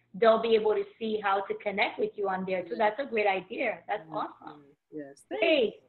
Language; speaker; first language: English; early bilingual, other home language; Haitian Creole